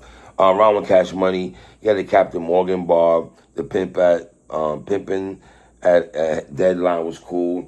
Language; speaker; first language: English; native; English